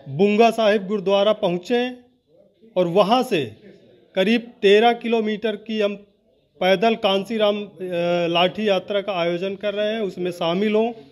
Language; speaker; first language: Hindi; native; Hindi